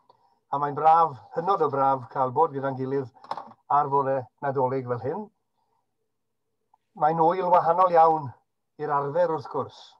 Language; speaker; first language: Welsh; native; Welsh